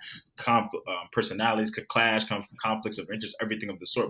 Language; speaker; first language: English; native; English